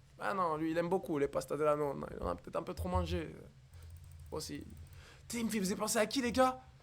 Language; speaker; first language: French; native; French